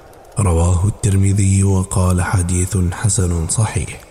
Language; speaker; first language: Arabic; native; Arabic